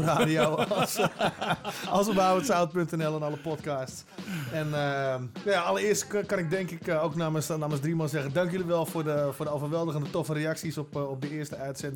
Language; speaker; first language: Dutch; native; Dutch